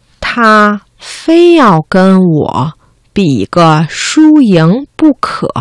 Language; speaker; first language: Chinese; non-native, fluent; Vietnamese